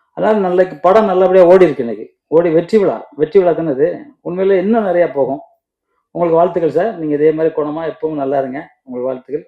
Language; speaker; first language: Tamil; native; Tamil